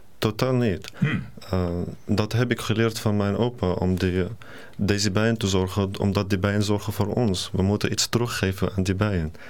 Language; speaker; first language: Dutch; non-native, learner; Arabic